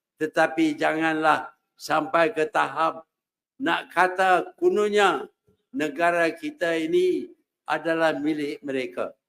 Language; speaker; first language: Malay; native; Malay